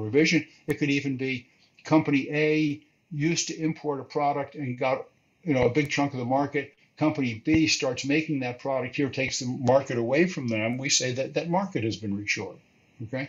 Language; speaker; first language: English; native; English